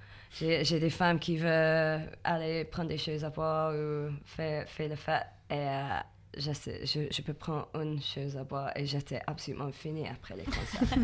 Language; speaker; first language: French; non-native, learner; English